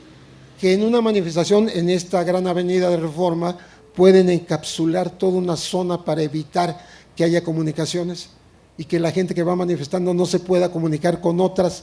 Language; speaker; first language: Spanish; native; Spanish